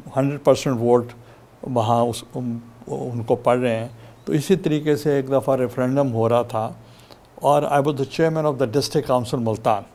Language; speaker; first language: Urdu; non-native, local second language; Saraiki